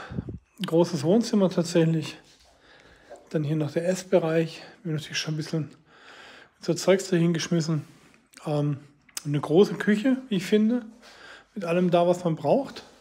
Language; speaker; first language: German; native; German